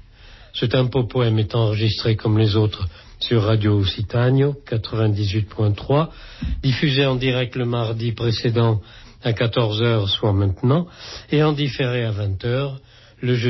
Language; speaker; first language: French; native; French